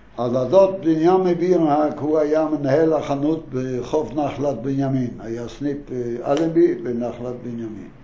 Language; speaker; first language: Hebrew; non-native, fluent; Yiddish